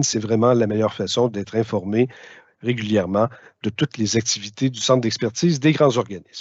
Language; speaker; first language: French; native; French